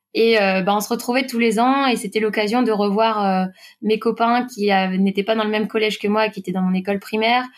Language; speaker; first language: French; native; French